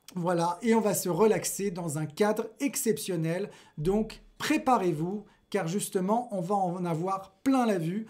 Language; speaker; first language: French; native; French